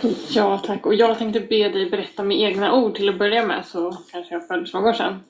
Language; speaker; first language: Swedish; native; Swedish